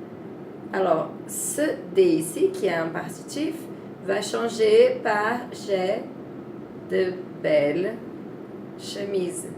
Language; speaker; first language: French; non-native, fluent; Portuguese